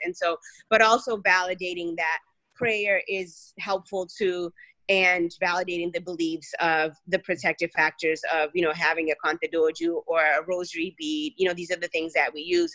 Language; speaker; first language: English; early bilingual, other home language; Kabuverdianu